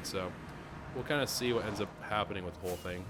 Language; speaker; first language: English; native; English